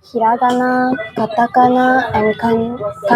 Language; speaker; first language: Japanese; non-native, learner; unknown